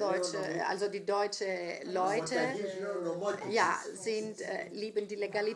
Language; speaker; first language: German; non-native, fluent; Greek